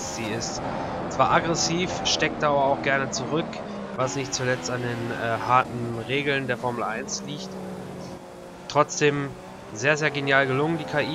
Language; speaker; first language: German; native; German